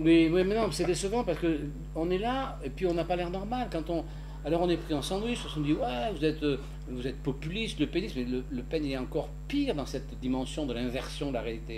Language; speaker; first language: French; native; French